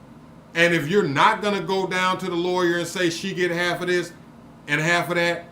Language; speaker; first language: English; native; English